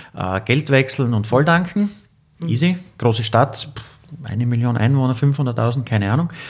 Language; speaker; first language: German; native; German